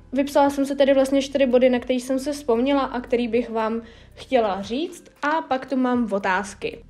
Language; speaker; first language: Czech; early bilingual, other home language; Russian